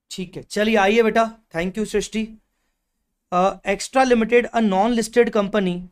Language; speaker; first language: Hindi; native; Hindi